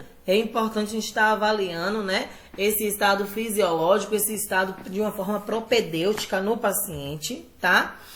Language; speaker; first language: Portuguese; native; Portuguese